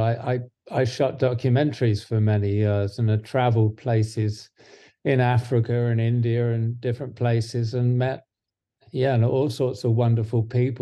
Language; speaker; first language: English; native; English